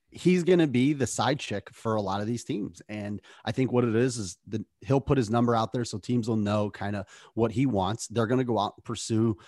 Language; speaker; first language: English; native; English